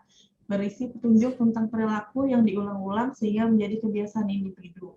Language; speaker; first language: Indonesian; native; Indonesian